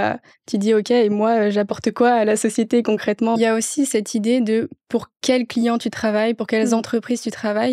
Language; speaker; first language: French; native; French